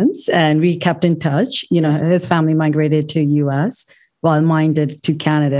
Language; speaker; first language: English; non-native, local second language; Urdu